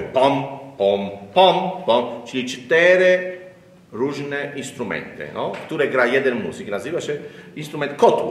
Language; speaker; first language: Polish; non-native, learner; Italian